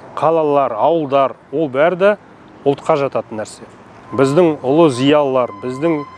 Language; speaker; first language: Kazakh; non-native, local second language; Russian